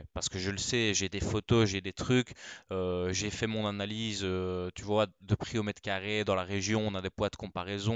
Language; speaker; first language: French; native; French